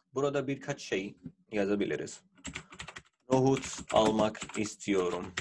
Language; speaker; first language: Turkish; non-native, fluent; Urdu